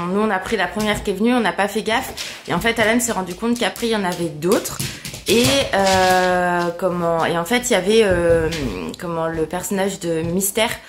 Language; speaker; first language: French; native; French